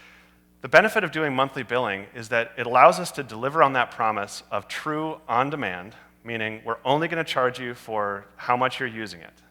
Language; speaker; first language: English; native; English